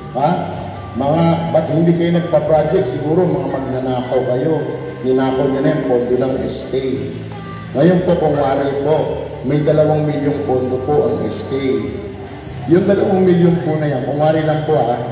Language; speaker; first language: Filipino; native; Filipino